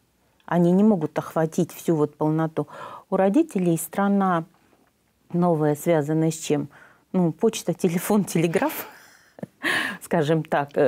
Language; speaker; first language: Russian; native; Russian